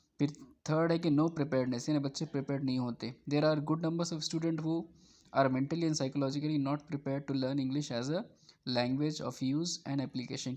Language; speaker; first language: Urdu; native; Urdu